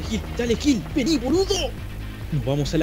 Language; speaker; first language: Spanish; native; Spanish